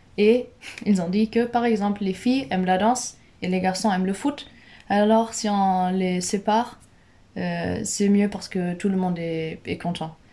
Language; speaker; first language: French; non-native, fluent; German